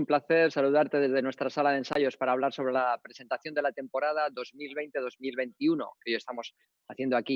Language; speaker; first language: Spanish; native; Spanish